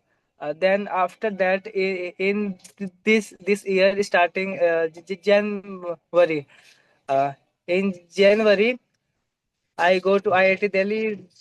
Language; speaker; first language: English; non-native, local second language; Hindi